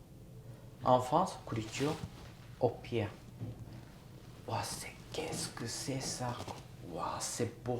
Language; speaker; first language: French; non-native, learner; Japanese